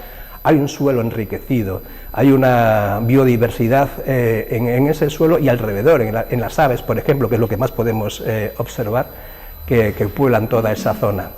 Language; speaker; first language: Spanish; native; Spanish